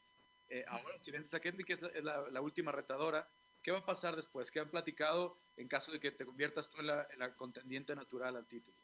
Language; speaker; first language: Spanish; native; Spanish